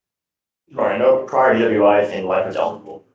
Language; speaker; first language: English; native; English